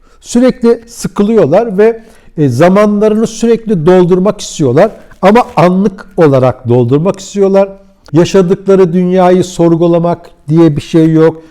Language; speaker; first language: Turkish; early bilingual, heritage; Turkish